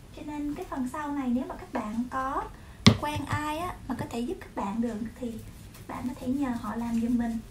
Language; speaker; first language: Vietnamese; early bilingual, other home language; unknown